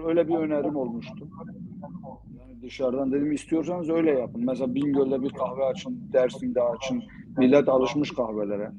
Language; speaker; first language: Turkish; non-native, local second language; Zaza